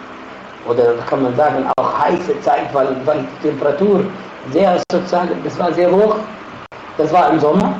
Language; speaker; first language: German; non-native, fluent; Arabic